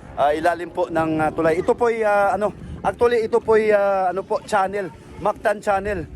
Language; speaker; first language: Filipino; non-native, local second language; Cebuano